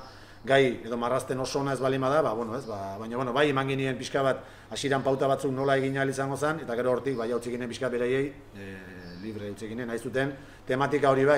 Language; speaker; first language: Basque; native; Basque